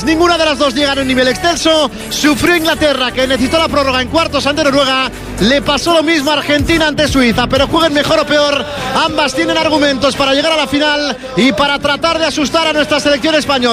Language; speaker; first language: Spanish; native; Spanish